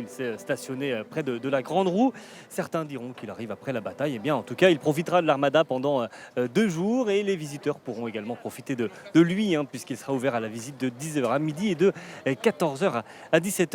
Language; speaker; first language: French; native; French